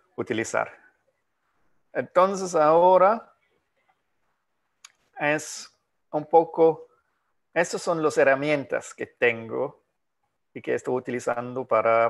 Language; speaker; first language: Spanish; non-native, fluent; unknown